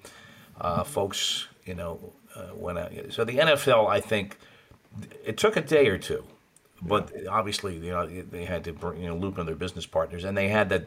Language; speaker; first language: English; native; English